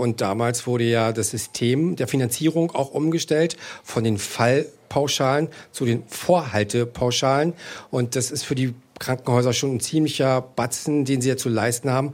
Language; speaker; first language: German; native; German